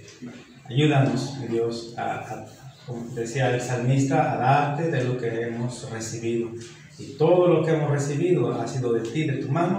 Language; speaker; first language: Spanish; native; Spanish